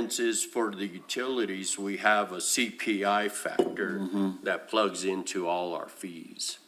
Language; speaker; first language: English; native; English